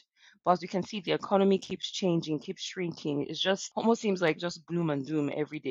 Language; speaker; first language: English; non-native, local second language; Yoruba